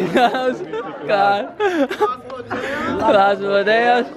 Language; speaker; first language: Spanish; non-native, learner; English